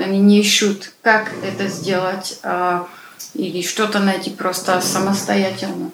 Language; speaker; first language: Russian; non-native, learner; Slovak